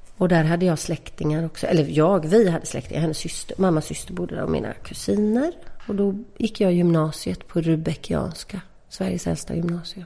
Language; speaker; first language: Swedish; native; Swedish